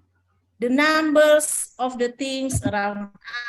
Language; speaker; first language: English; non-native, learner; Indonesian